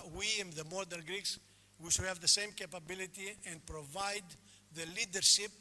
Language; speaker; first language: English; non-native, fluent; Greek